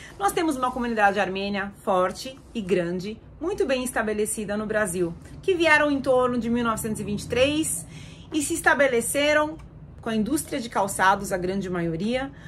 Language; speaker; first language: Portuguese; native; Portuguese